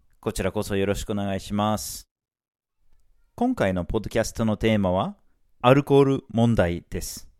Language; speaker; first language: Japanese; non-native, fluent; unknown